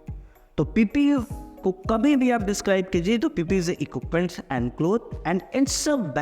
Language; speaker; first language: Hindi; native; Hindi